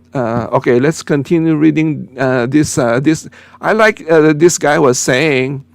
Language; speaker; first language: English; non-native, local second language; Filipino